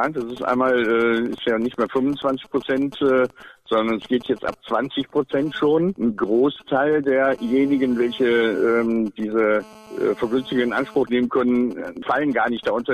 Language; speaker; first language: German; native; German